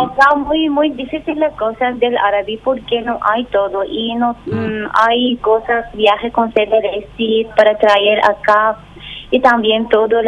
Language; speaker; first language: Spanish; non-native, learner; Arabic